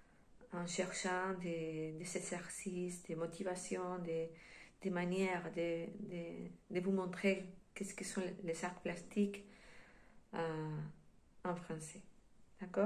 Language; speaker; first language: French; non-native, fluent; Spanish